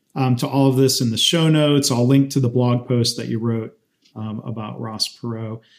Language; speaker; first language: English; native; English